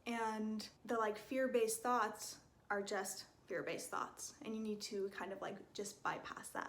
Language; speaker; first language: English; native; English